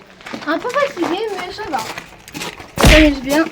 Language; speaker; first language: French; native; French